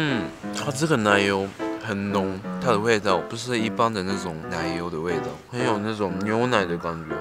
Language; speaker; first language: Chinese; early bilingual, heritage; Japanese